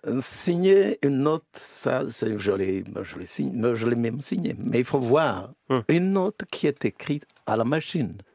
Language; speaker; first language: French; non-native, local second language; Kinyarwanda